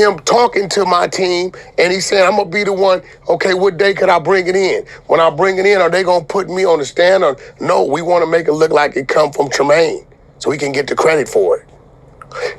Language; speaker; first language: English; native; English